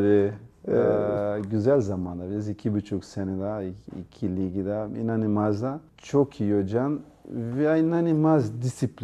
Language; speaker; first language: Turkish; non-native, learner; Portuguese